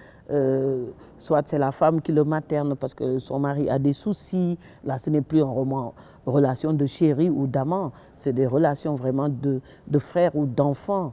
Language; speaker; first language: French; non-native, local second language; Wolof